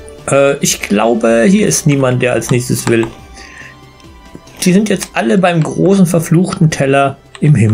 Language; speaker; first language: German; native; German